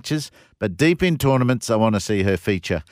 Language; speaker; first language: English; native; English